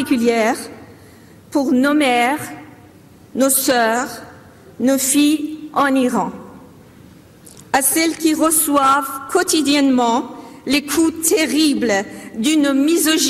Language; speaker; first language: French; non-native, fluent; Persian